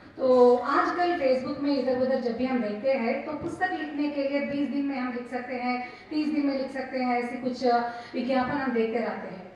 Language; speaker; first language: Hindi; non-native, local second language; Telugu